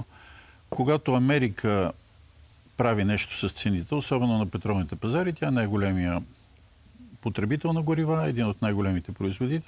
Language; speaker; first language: Bulgarian; native; Bulgarian